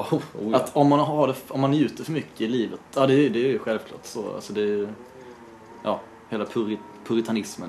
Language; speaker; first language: Swedish; native; Swedish